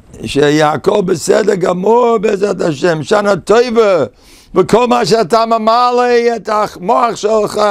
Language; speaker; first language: Hebrew; non-native, fluent; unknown